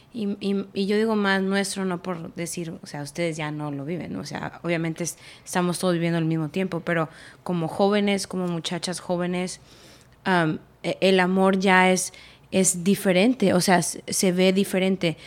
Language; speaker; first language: Spanish; early bilingual, heritage; Spanish